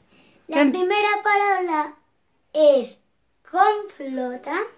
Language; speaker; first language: Catalan; non-native, local second language; Spanish